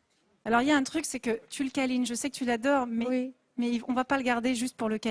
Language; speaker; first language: French; native; French